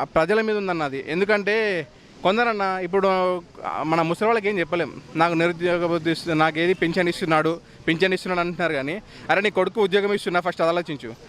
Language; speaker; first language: Telugu; native; Telugu